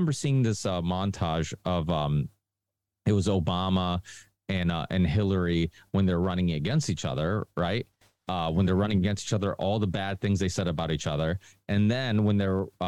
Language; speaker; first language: English; early bilingual, other home language; Portuguese